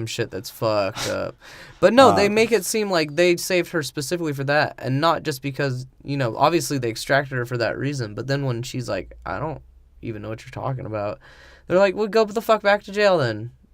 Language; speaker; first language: English; native; English